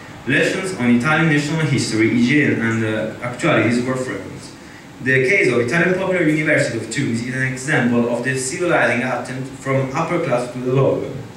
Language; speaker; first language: English; non-native, fluent; Italian